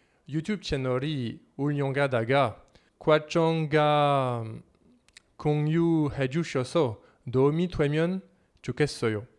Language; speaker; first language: Korean; non-native, learner; French